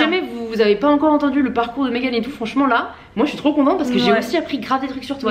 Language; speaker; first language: French; native; French